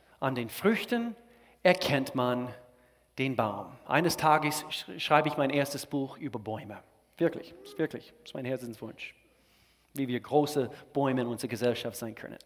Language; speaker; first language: German; non-native, fluent; English